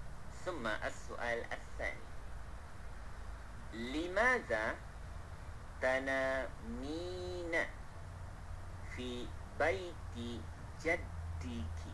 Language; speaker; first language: Arabic; non-native, fluent; Malay